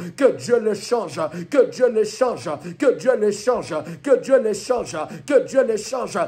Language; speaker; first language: French; non-native, local second language; Lingala